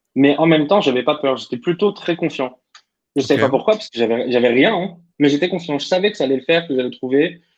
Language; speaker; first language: French; native; French